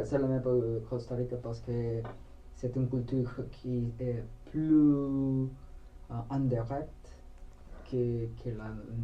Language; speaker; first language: French; non-native, learner; Spanish